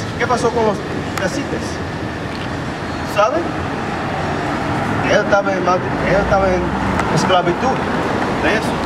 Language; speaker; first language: Spanish; non-native, fluent; English